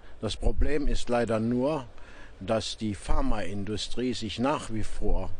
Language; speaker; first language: German; native; German